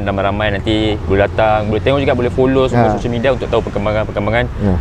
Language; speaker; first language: Malay; native; Malay